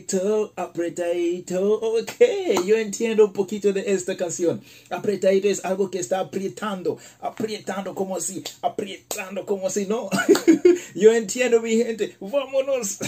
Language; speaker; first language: Spanish; non-native, learner; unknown